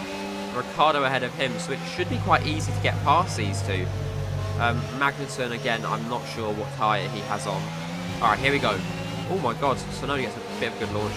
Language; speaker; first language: English; native; English